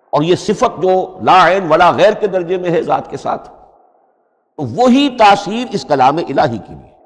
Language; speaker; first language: Urdu; native; Urdu